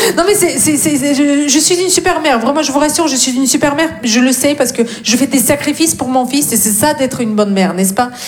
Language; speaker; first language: French; non-native, fluent; Russian